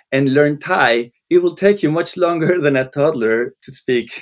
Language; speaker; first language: English; non-native, fluent; Spanish